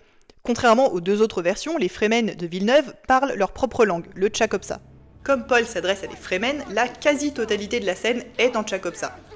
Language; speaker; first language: French; native; French